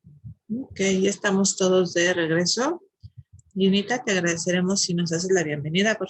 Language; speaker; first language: Spanish; native; Spanish